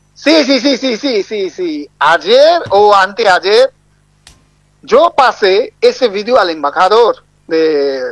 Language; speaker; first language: Spanish; non-native, learner; Bangla